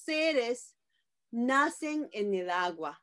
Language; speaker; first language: Spanish; non-native, fluent; Japanese